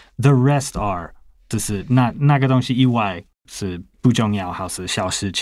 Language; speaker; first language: Chinese; non-native, fluent; English